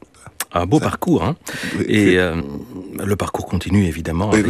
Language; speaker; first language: French; native; French